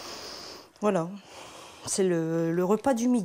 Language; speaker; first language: French; native; French